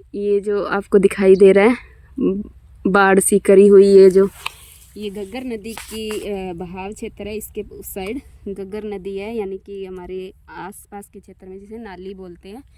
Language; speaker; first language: Hindi; native; Hindi